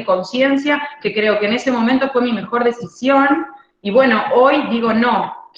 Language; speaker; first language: Spanish; native; Spanish